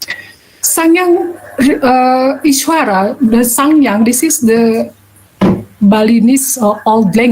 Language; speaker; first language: English; non-native, learner; Balinese